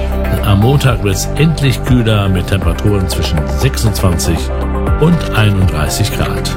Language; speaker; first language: German; native; German